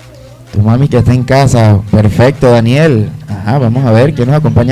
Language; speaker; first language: Spanish; native; Spanish